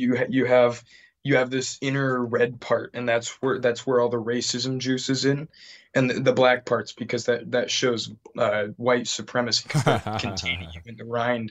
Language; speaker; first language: English; native; English